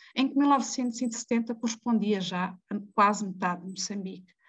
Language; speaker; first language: Portuguese; native; Portuguese